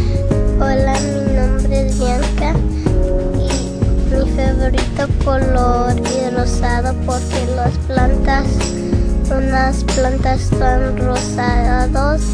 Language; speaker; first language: Spanish; non-native, learner; English